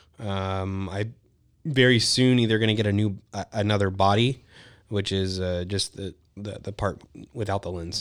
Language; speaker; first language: English; native; English